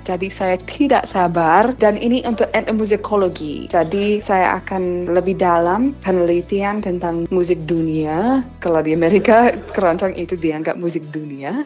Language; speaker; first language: Indonesian; non-native, fluent; English